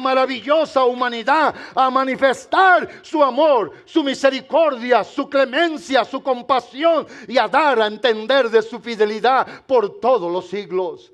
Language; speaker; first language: Spanish; native; Spanish